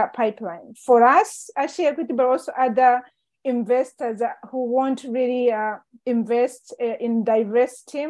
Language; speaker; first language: English; non-native, local second language; Kinyarwanda